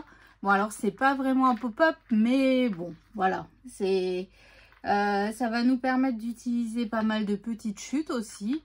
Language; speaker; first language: French; native; French